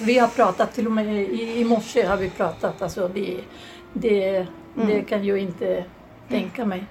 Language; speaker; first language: Swedish; non-native, fluent; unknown